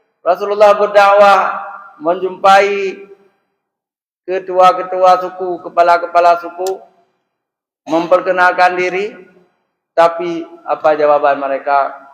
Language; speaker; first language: Malay; non-native, local second language; Achinese